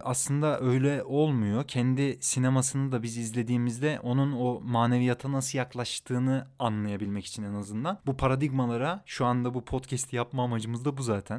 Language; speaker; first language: Turkish; native; Turkish